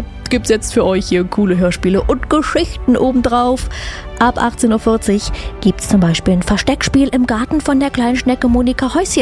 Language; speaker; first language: German; native; German